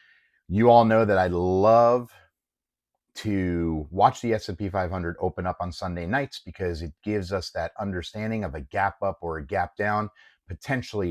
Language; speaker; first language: English; native; English